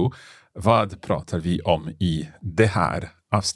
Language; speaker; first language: Swedish; non-native, learner; English